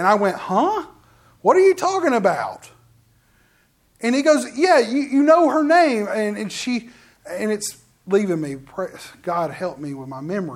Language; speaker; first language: English; native; English